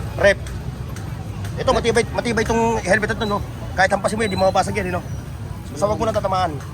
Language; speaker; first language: Filipino; native; Filipino